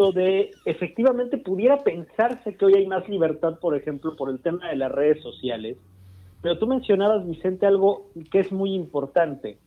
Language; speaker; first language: Spanish; native; Spanish